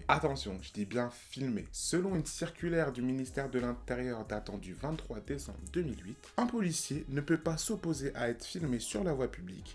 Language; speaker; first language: French; native; French